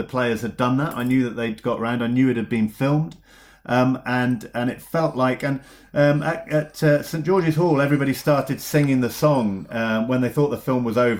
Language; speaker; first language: English; native; English